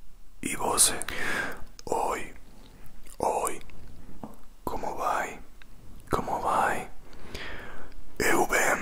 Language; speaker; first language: Portuguese; non-native, learner; Spanish